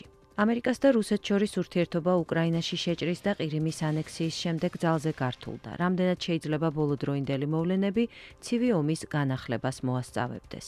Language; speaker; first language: Georgian; native; Georgian